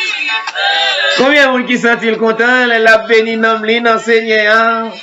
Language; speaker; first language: French; non-native, local second language; Haitian Creole